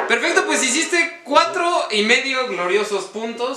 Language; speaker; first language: Spanish; native; Spanish